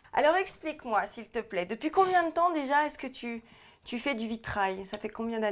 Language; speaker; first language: French; native; French